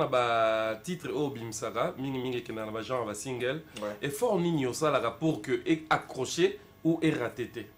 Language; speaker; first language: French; non-native, local second language; Lingala